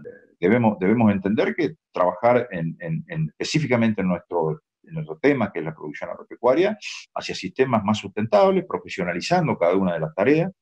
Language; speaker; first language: Spanish; native; Spanish